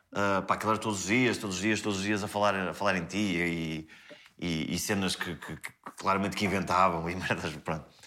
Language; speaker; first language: Portuguese; native; Portuguese